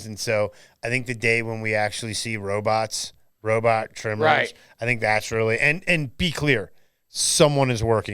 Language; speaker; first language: English; native; English